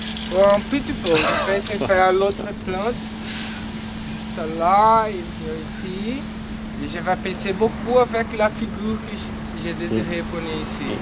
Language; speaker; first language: French; non-native, learner; Portuguese